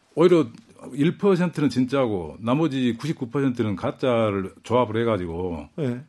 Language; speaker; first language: Korean; native; Korean